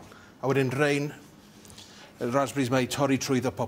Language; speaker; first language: Welsh; native; Welsh